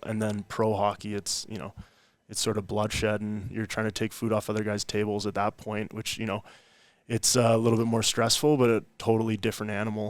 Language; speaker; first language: English; native; English